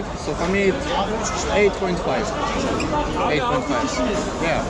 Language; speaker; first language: English; non-native, fluent; Russian